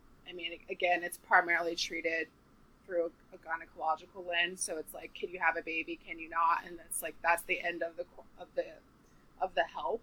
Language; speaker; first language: English; native; English